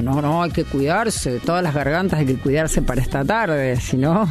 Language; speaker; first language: Spanish; native; Spanish